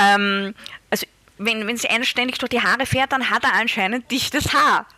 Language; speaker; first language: German; native; German